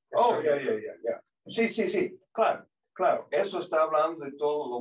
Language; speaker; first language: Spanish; non-native, learner; English